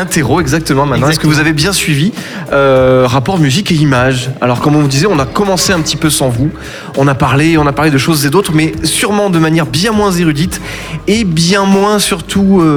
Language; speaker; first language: French; native; French